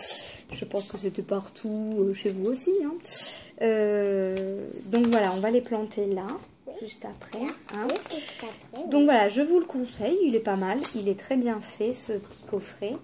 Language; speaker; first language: French; native; French